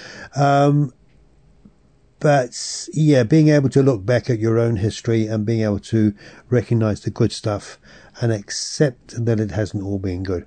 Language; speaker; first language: English; native; English